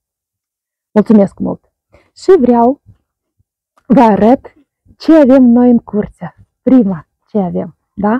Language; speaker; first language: Romanian; non-native, learner; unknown